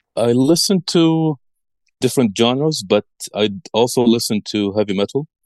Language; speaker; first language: English; early bilingual, other home language; Arabic